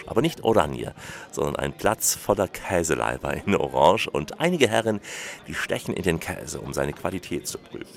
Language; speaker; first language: German; native; German